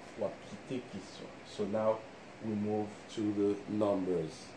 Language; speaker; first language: English; non-native, fluent; Haitian Creole